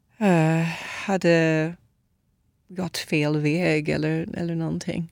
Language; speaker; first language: Swedish; non-native, fluent; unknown